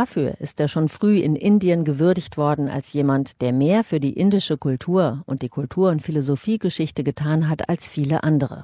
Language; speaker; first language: German; native; German